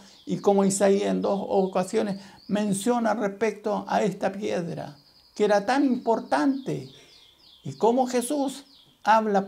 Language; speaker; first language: Spanish; native; Spanish